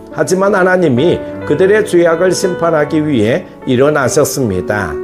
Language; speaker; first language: Korean; native; Korean